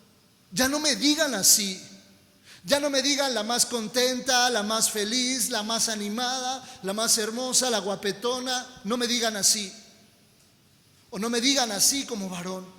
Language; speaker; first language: Spanish; native; Spanish